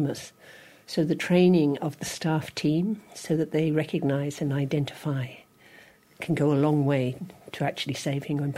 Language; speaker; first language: English; native; English